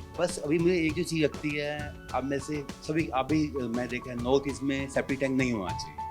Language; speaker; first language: Hindi; native; Hindi